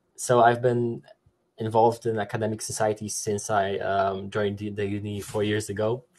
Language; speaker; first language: English; non-native, fluent; Polish